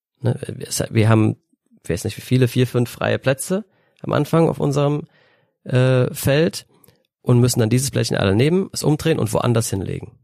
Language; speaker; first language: German; native; German